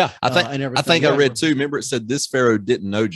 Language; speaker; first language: English; native; English